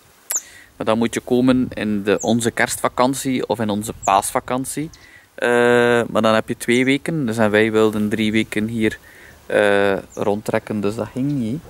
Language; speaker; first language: Dutch; native; Dutch